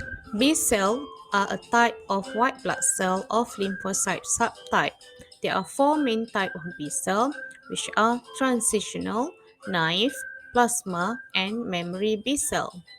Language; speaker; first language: English; non-native, fluent; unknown